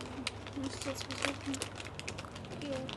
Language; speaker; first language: German; native; German